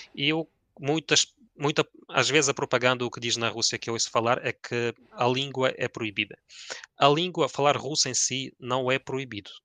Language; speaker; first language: Portuguese; early bilingual, other home language; Ukrainian